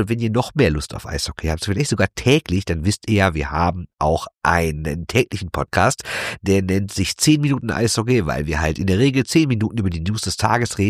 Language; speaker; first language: German; native; German